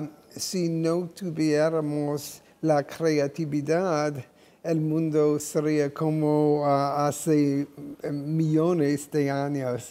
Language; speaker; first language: Spanish; non-native, fluent; English